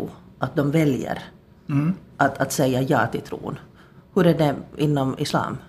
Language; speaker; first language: Swedish; native; Swedish